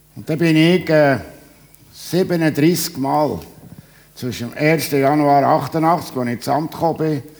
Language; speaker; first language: German; native; German